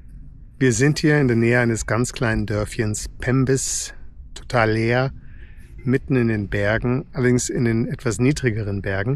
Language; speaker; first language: German; native; German